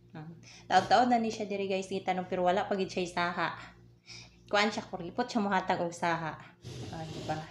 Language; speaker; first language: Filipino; non-native, local second language; Cebuano